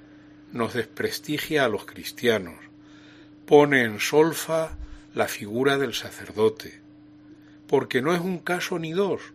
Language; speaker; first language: Spanish; native; Spanish